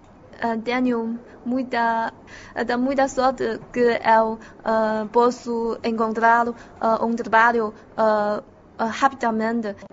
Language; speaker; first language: Portuguese; non-native, fluent; Chinese